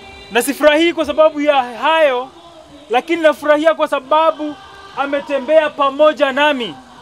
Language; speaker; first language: Swahili; native; Swahili